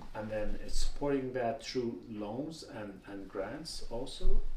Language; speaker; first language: English; non-native, fluent; Persian